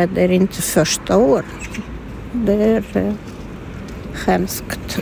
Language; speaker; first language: Swedish; non-native, learner; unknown